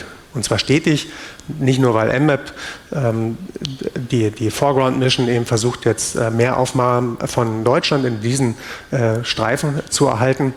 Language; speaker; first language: German; native; German